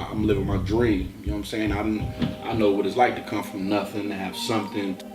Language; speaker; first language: English; native; English